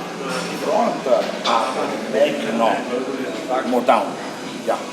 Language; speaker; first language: English; non-native, learner; Italian